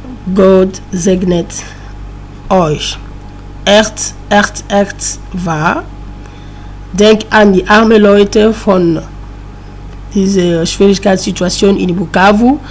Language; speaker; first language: German; non-native, learner; French